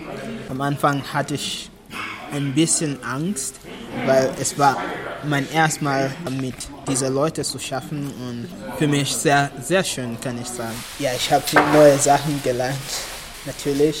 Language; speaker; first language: German; non-native, learner; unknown